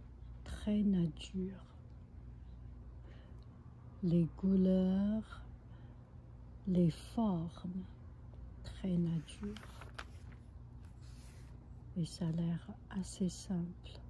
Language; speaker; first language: French; non-native, fluent; Chinese